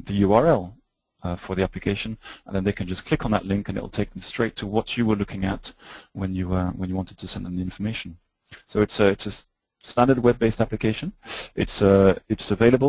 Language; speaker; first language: English; native; English